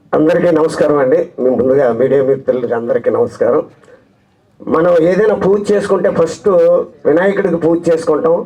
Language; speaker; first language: Telugu; native; Telugu